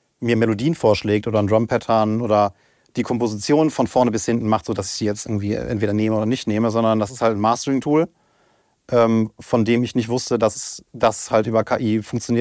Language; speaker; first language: German; native; German